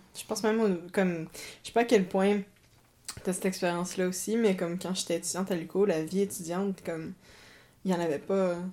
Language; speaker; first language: French; native; French